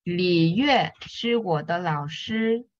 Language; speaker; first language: Chinese; non-native, fluent; Vietnamese